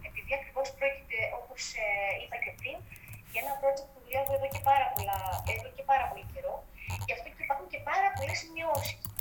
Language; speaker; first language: Greek; native; Greek